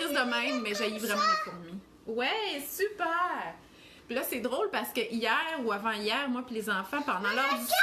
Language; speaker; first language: French; native; French